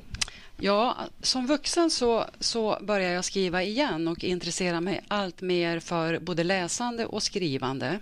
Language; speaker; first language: Swedish; native; Swedish